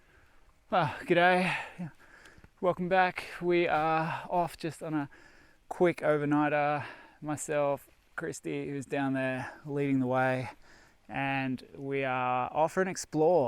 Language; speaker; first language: English; native; English